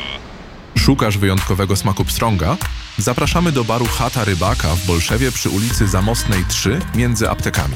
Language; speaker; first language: Polish; native; Polish